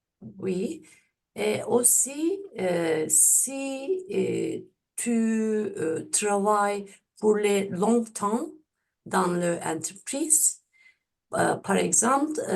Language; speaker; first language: French; non-native, learner; Turkish